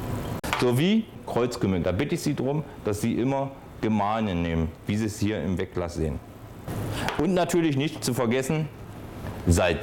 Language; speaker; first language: German; native; German